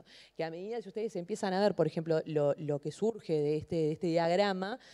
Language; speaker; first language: Spanish; native; Spanish